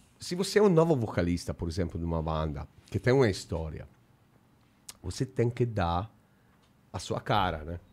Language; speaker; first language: Portuguese; non-native, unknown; Italian